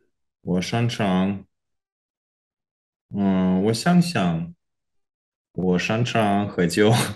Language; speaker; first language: Chinese; non-native, learner; Korean